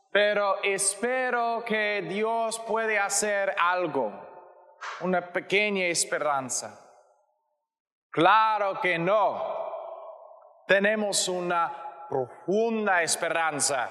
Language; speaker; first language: Spanish; non-native, learner; English